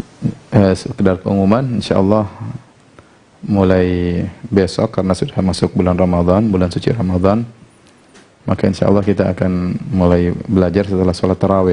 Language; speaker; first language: Indonesian; native; Indonesian